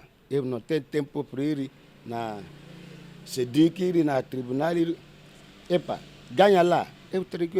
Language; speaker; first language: Portuguese; non-native, learner; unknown